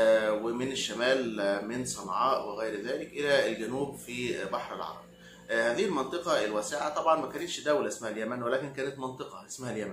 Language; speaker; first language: Arabic; native; Arabic